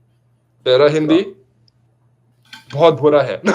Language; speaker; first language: Hindi; non-native, learner; Russian